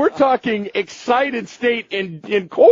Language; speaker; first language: English; native; English